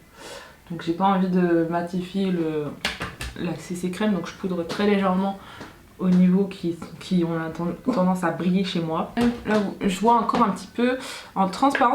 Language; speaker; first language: French; native; French